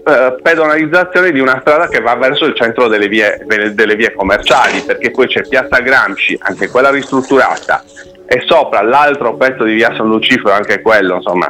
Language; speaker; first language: Italian; native; Italian